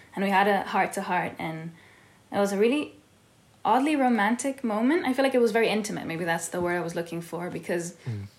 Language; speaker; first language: English; early bilingual, heritage; Hebrew